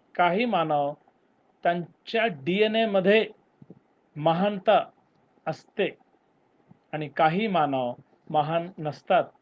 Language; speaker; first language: Marathi; non-native, local second language; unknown